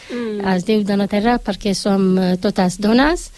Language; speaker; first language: Catalan; non-native, learner; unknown